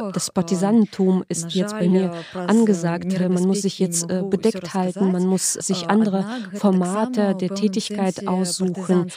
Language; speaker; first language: German; non-native, fluent; Belarusian